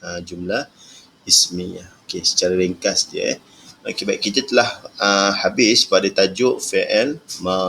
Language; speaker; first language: Malay; native; Malay